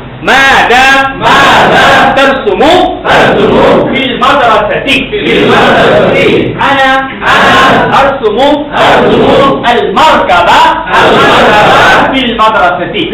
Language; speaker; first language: Arabic; non-native, fluent; Bangla